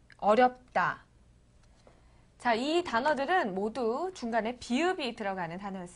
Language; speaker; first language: Korean; native; Korean